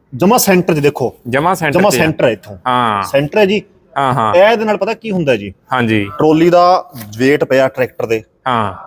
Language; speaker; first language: Punjabi; non-native, local second language; Haryanvi